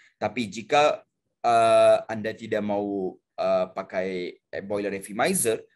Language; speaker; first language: Indonesian; non-native, fluent; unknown